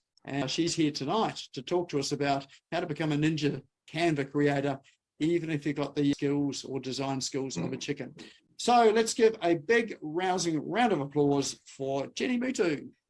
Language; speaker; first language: English; native; English